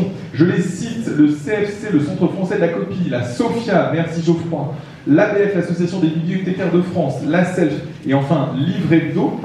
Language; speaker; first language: French; native; French